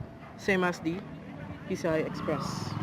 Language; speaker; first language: English; non-native, learner; Filipino